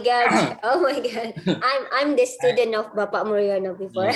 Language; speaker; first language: English; non-native, fluent; Indonesian